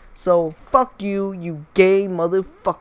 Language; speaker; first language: English; native; English